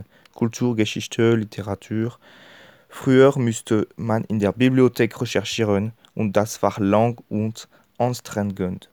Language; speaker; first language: German; non-native, learner; French